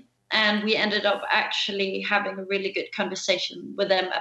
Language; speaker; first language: English; non-native, fluent; Danish